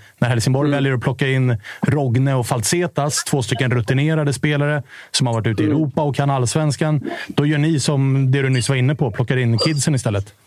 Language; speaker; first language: Swedish; native; Swedish